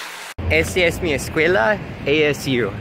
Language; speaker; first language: Spanish; non-native, learner; English